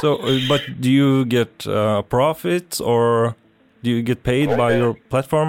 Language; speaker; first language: English; non-native, fluent; Norwegian